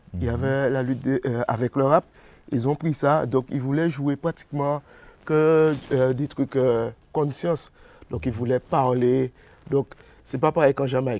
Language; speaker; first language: French; native; French